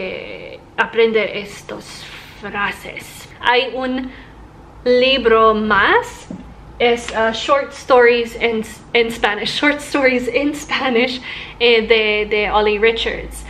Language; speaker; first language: Spanish; non-native, learner; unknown